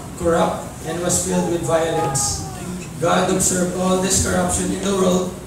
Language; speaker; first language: English; non-native, local second language; Filipino